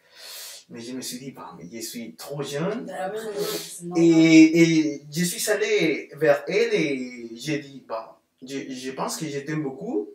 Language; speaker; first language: French; non-native, fluent; Spanish